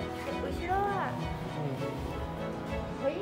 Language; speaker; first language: Japanese; non-native, learner; Cantonese